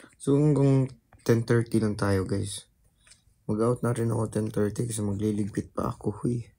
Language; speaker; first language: Filipino; non-native, local second language; Hiligaynon